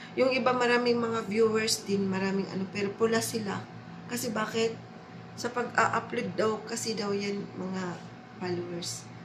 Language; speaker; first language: Filipino; non-native, local second language; Hiligaynon